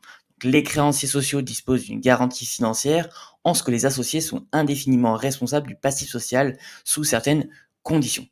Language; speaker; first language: French; native; French